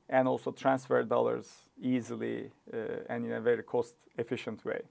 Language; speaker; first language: English; non-native, fluent; Turkish